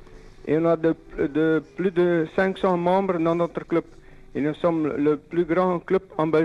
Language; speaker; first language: French; non-native, local second language; Dutch